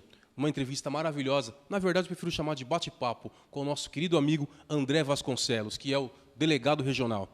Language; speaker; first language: Portuguese; native; Portuguese